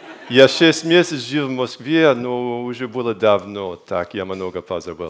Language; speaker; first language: Russian; non-native, learner; English